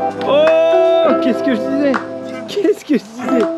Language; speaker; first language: French; native; French